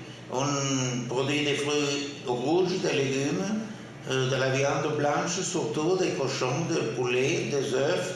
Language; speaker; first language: French; non-native, fluent; Spanish